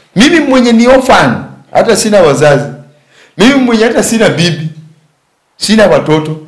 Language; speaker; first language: Swahili; native; Swahili